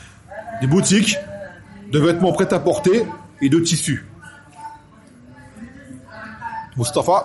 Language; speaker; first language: French; native; French